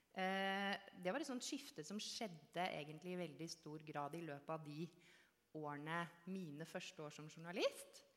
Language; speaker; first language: Norwegian; native; Norwegian